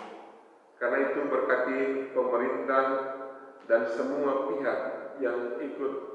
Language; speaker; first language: Indonesian; native; Indonesian